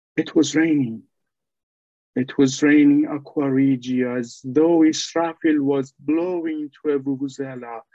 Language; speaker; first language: English; non-native, fluent; Persian